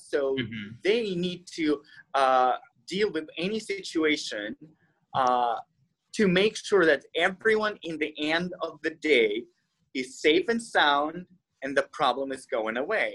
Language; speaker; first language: English; non-native, fluent; Russian